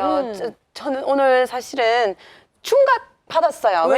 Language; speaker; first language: Korean; non-native, fluent; English